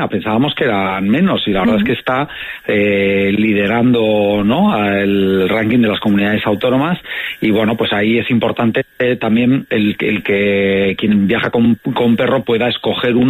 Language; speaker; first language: Spanish; native; Spanish